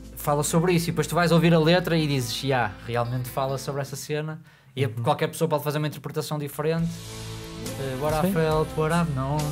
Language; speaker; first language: Portuguese; native; Portuguese